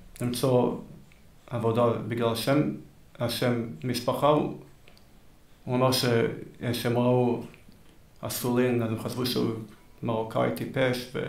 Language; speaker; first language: Hebrew; early bilingual, heritage; Hebrew